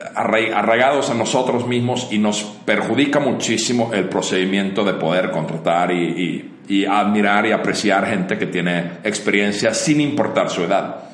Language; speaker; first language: Spanish; non-native, fluent; Finnish